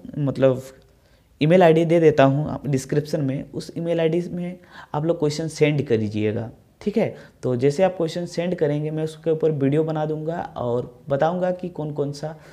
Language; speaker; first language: Hindi; native; Hindi